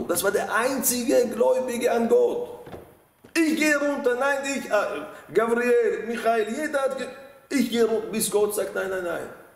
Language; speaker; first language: German; non-native, fluent; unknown